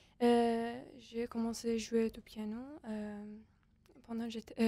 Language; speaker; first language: French; non-native, fluent; Persian